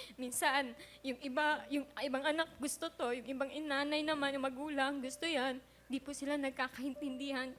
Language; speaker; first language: Filipino; native; Filipino